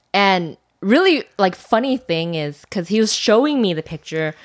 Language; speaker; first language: English; non-native, fluent; Chinese